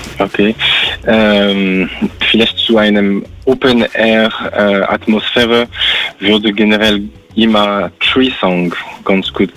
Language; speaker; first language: German; non-native, fluent; French